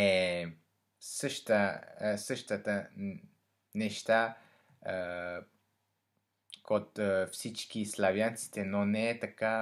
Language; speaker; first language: Bulgarian; non-native, learner; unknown